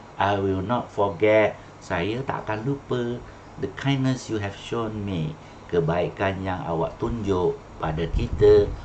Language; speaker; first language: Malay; non-native, local second language; Chinese